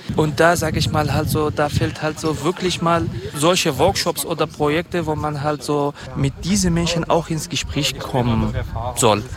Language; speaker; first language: German; non-native, fluent; Kurdish